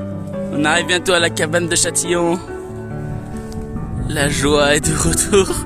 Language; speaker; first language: French; native; French